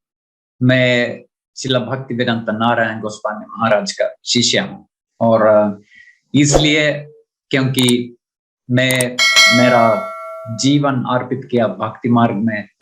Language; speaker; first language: Hindi; non-native, learner; Finnish